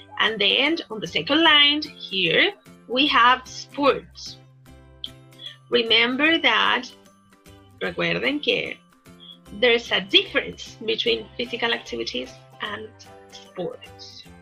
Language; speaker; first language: English; non-native, fluent; Spanish